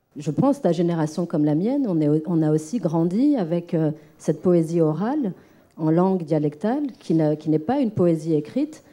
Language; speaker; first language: French; non-native, local second language; Arabic